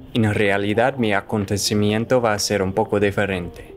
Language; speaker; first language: Spanish; non-native, fluent; English